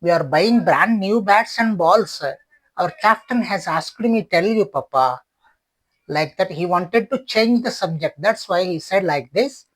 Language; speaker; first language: English; non-native, local second language; Kannada